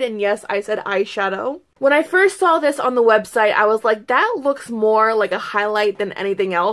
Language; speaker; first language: English; native; English